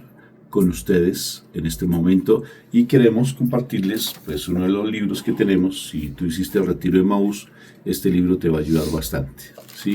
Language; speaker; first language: Spanish; native; Spanish